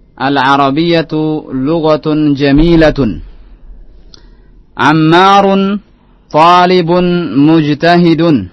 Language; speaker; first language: Arabic; non-native, fluent; Indonesian